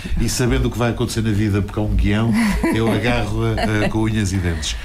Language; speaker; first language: Portuguese; native; Portuguese